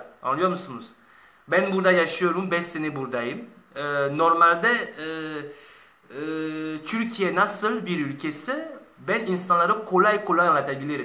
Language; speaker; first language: Turkish; non-native, learner; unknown